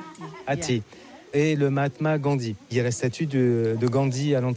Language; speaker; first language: French; native; French